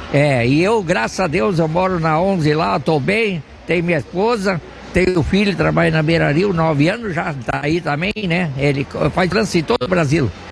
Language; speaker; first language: Portuguese; non-native, local second language; German